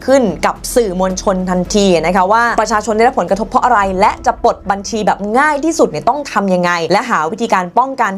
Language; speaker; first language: Thai; native; Thai